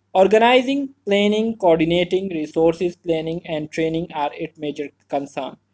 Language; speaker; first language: English; non-native, local second language; Urdu